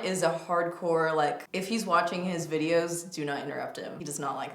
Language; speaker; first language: English; native; English